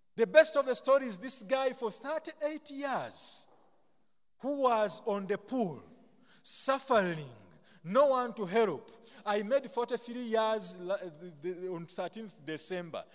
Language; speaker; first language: English; non-native, local second language; Ganda